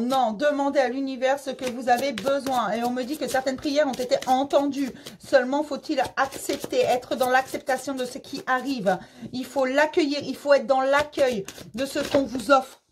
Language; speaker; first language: French; native; French